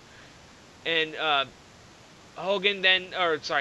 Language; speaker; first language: English; native; English